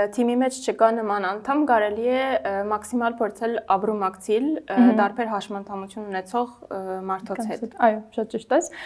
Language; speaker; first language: Armenian; native; Armenian